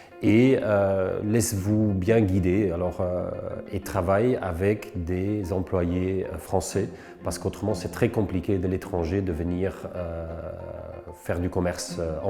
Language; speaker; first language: French; non-native, local second language; Dutch